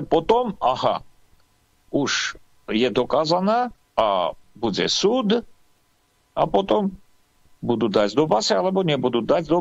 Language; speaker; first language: Slovak; non-native, fluent; Armenian